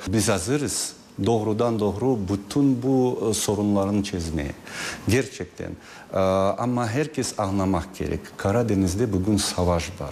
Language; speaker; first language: Turkish; non-native, fluent; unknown